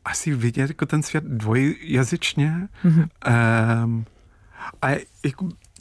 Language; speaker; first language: Czech; non-native, fluent; English